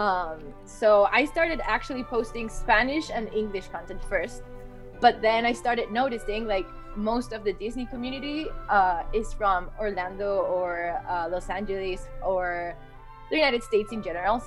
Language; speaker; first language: English; non-native, fluent; Spanish